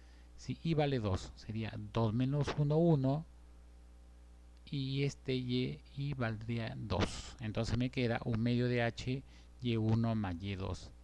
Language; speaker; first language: Spanish; native; Spanish